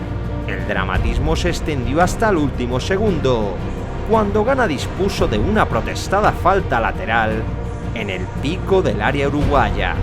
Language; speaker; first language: Spanish; native; Spanish